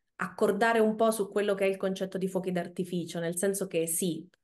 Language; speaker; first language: Italian; native; Italian